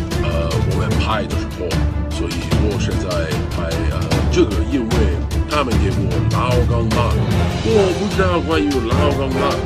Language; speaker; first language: Chinese; non-native, learner; English